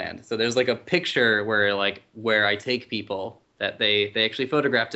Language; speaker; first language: English; native; English